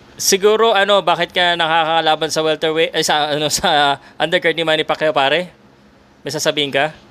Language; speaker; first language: Filipino; native; Filipino